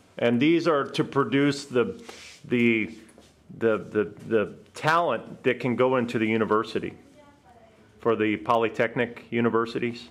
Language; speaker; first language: English; native; English